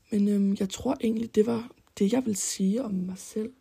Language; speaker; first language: Danish; early bilingual, other home language; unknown